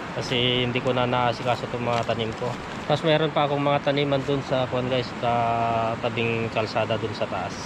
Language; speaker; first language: Filipino; non-native, local second language; Iloko